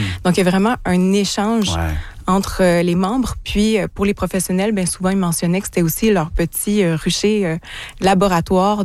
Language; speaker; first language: French; native; French